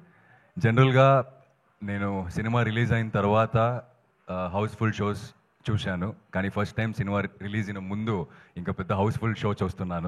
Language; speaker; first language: Telugu; non-native, fluent; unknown